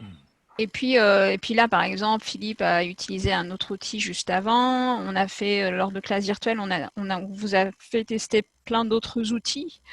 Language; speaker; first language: French; native; French